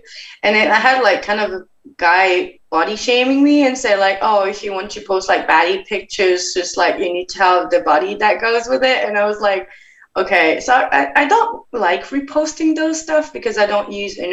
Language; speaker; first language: English; non-native, fluent; French